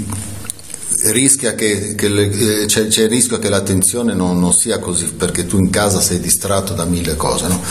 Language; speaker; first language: Italian; native; Italian